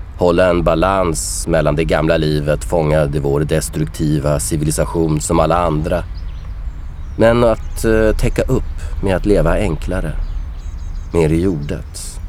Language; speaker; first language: Swedish; native; Swedish